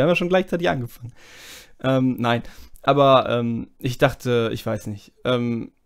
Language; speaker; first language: German; native; German